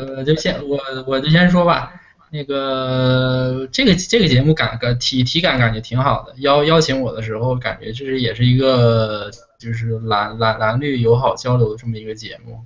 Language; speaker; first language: Chinese; native; Chinese